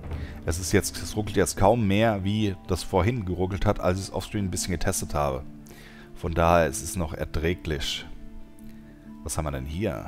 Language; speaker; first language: German; native; German